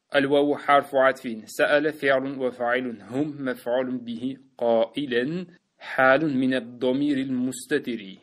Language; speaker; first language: Arabic; non-native, fluent; Uzbek